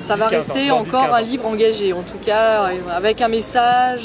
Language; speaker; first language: French; native; French